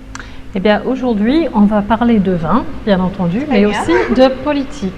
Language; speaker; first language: French; native; French